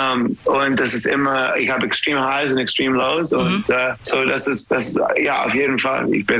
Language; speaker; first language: German; non-native, fluent; English